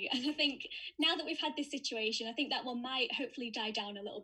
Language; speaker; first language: English; native; English